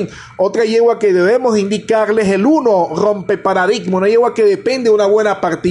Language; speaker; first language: Spanish; native; Spanish